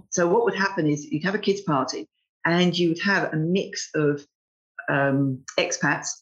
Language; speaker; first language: English; native; English